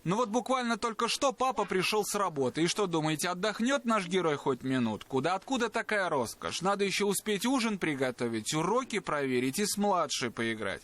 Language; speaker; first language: Russian; native; Russian